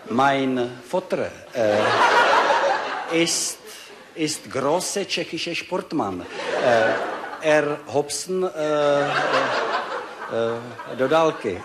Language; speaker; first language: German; non-native, learner; Czech